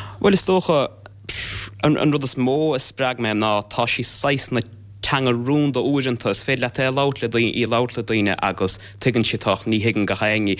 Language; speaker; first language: Irish; non-native, local second language; English